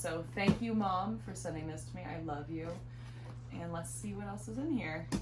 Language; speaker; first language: English; native; English